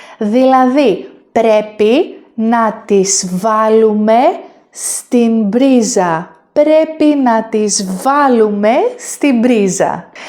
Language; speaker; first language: Greek; native; Greek